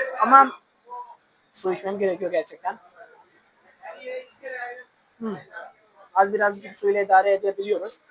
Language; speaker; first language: Turkish; non-native, fluent; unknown